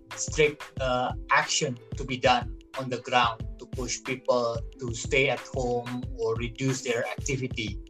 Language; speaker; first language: English; non-native, fluent; Indonesian